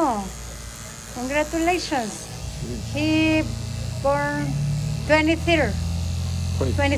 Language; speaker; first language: English; non-native, learner; Spanish